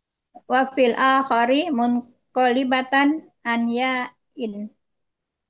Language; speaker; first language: Arabic; non-native, learner; Indonesian